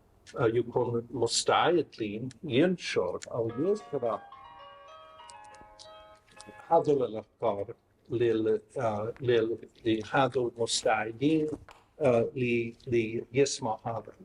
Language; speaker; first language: Arabic; non-native, fluent; English